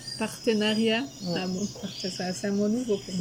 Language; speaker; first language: French; non-native, fluent; Portuguese